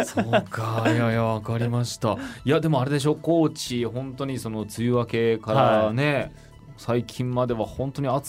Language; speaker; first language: Japanese; native; Japanese